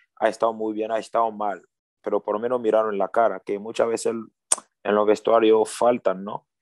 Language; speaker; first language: Spanish; early bilingual, other home language; French